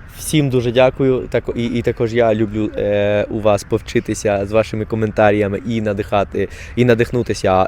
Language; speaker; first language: Ukrainian; non-native, fluent; Spanish